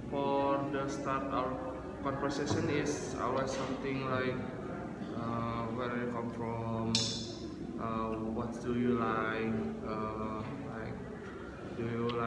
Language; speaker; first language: English; non-native, learner; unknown